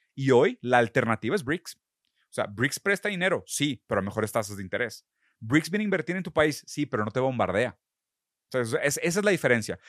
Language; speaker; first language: Spanish; early bilingual, other home language; Portuguese